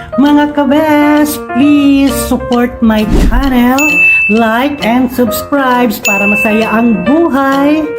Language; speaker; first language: Filipino; native; Filipino